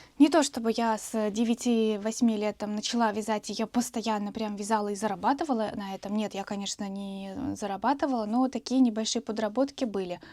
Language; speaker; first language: Russian; native; Russian